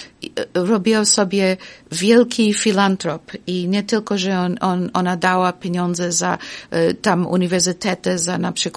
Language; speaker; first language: Polish; non-native, fluent; English